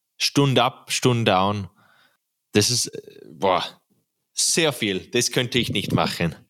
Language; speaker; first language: German; non-native, learner; English